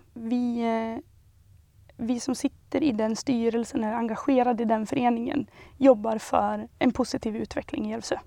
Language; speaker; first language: Swedish; native; Swedish